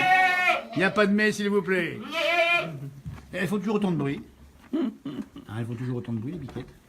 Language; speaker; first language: French; native; French